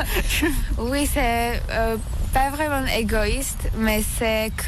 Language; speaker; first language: French; non-native, learner; Slovak